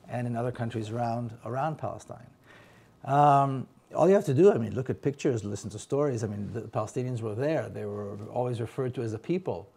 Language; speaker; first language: English; non-native, fluent; Hebrew